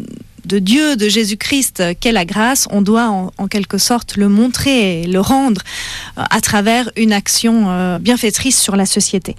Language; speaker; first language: French; native; French